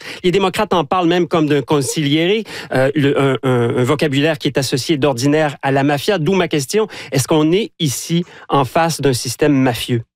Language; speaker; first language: French; native; French